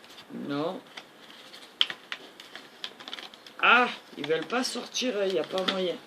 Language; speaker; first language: French; native; French